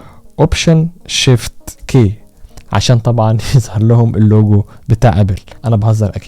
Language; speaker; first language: Arabic; native; Arabic